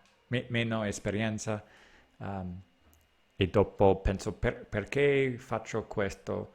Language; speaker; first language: Italian; non-native, learner; English